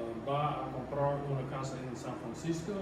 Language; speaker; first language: Spanish; non-native, learner; English